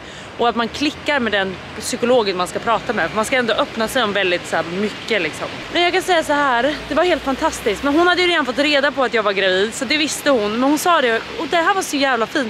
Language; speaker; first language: Swedish; native; Swedish